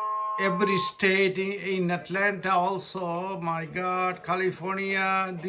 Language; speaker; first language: English; non-native, learner; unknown